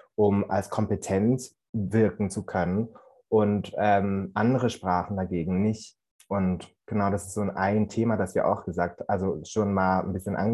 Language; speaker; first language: German; native; German